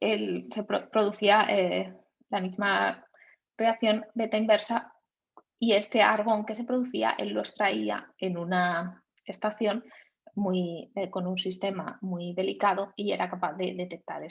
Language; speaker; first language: Spanish; native; Spanish